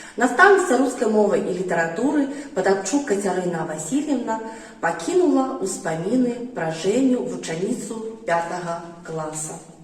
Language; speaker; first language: Belarusian; native; Belarusian